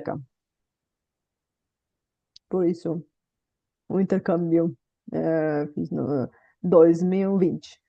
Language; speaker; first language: Portuguese; non-native, fluent; Bulgarian